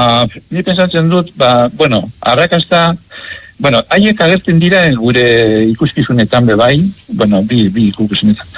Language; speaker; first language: Basque; non-native, local second language; Spanish